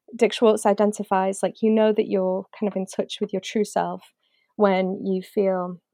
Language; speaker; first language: English; native; English